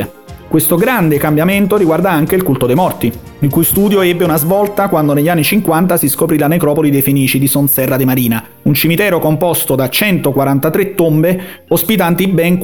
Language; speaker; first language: Italian; native; Italian